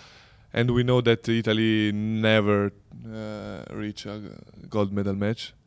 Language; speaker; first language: English; non-native, learner; Italian